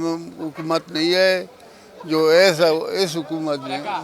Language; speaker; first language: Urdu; non-native, local second language; Pashto